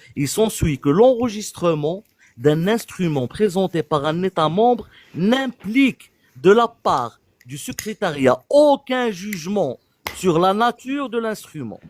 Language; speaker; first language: French; non-native, local second language; Arabic